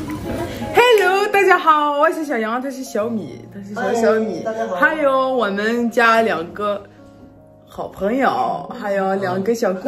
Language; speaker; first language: Chinese; non-native, fluent; French